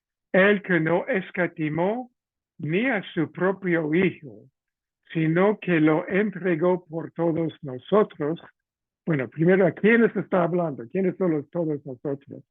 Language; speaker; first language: Spanish; non-native, fluent; English